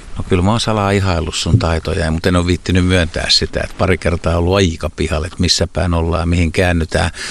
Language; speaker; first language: Finnish; native; Finnish